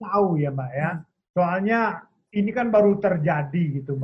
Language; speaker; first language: Indonesian; native; Indonesian